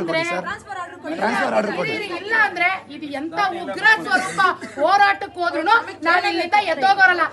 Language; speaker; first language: Kannada; native; Kannada